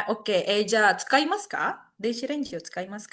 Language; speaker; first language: Japanese; non-native, fluent; Indonesian